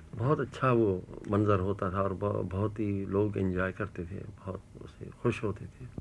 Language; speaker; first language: Urdu; native; Urdu